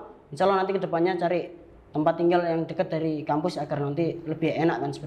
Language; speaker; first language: Indonesian; non-native, local second language; Javanese